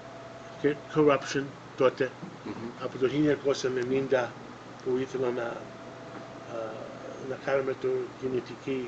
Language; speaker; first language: Greek; early bilingual, other home language; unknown